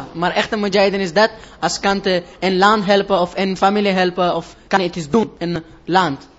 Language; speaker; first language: Dutch; non-native, learner; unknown